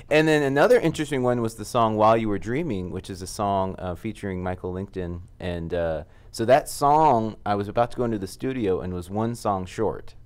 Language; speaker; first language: English; native; English